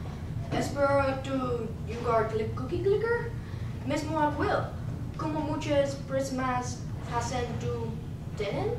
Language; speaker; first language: Spanish; non-native, learner; English